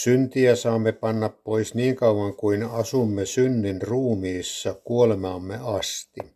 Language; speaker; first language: Finnish; native; Finnish